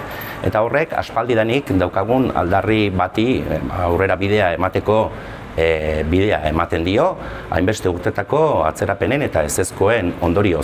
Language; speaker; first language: Basque; native; Basque